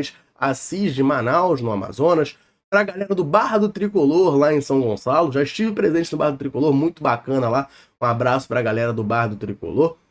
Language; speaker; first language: Portuguese; native; Portuguese